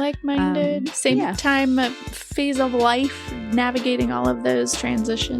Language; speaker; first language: English; native; English